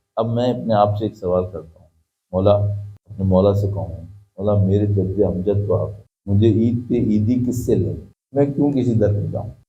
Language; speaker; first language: Urdu; native; Urdu